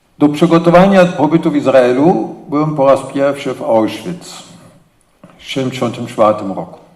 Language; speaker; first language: Polish; non-native, fluent; German